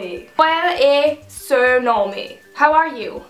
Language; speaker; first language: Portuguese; non-native, learner; Dutch